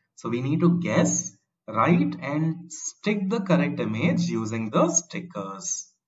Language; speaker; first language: English; non-native, local second language; Tamil